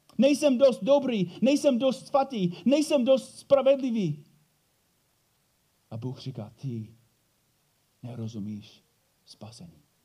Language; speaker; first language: Czech; non-native, fluent; English